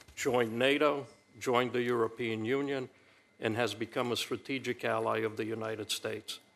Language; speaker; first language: English; early bilingual, other home language; Romanian